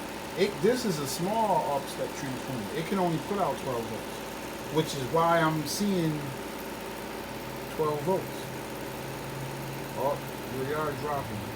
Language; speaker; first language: English; native; English